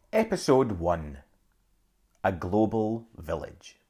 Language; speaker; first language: English; native; English